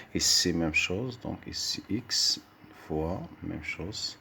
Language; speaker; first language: French; non-native, local second language; Arabic